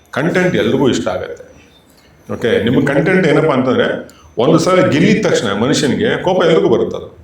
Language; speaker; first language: Kannada; native; Kannada